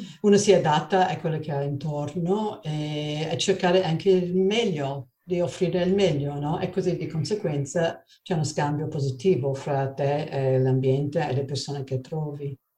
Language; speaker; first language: Italian; non-native, fluent; English